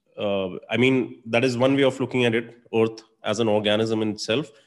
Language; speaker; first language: English; non-native, local second language; Hindi